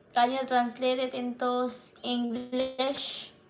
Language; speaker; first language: English; non-native, local second language; Cebuano